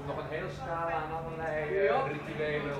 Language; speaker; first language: Dutch; native; Dutch